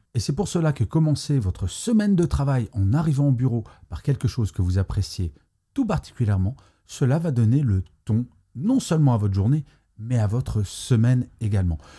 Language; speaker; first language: French; native; French